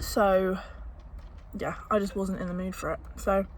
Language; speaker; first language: English; native; English